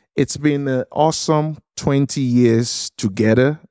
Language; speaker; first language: English; non-native, local second language; Yoruba